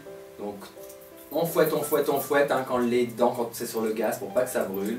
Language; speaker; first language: French; native; French